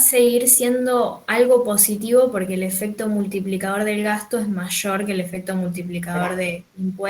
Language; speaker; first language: Spanish; native; Spanish